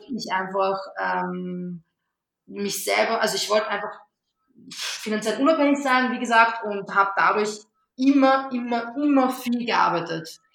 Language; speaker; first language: German; early bilingual, other home language; Serbian